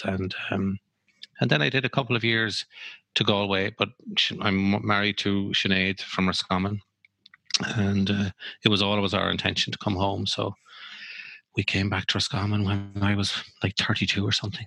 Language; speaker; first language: English; native; English